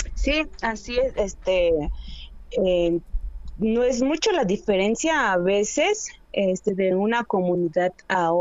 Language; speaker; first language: Spanish; non-native, local second language; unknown